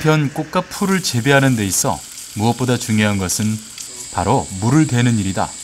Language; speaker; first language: Korean; native; Korean